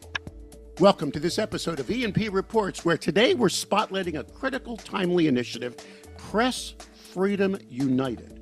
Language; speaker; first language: English; native; English